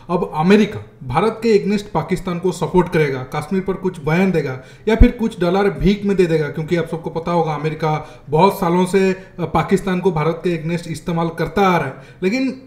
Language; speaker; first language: Hindi; native; Hindi